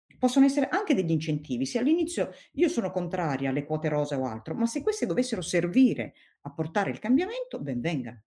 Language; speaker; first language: Italian; non-native, fluent; Tigrinya